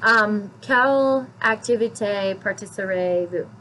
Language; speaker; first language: French; non-native, learner; English